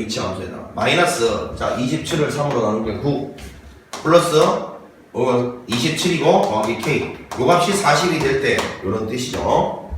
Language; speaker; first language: Korean; native; Korean